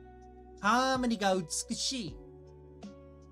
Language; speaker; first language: Japanese; non-native, learner; English